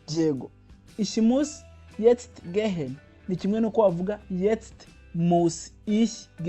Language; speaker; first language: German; non-native, fluent; Kinyarwanda